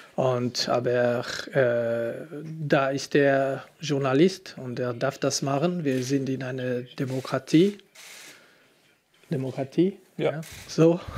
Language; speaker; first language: German; non-native, fluent; French